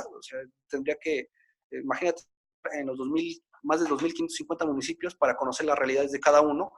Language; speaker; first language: Spanish; native; Spanish